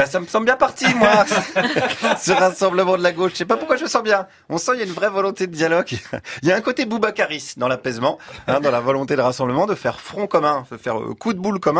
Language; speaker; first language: French; native; French